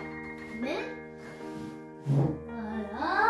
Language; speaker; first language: French; early bilingual, other home language; Hmong